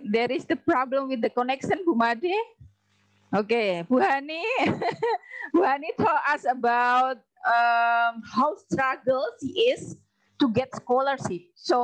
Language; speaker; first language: English; non-native, learner; Indonesian